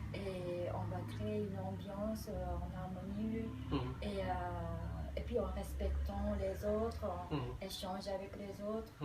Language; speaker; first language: French; non-native, fluent; Japanese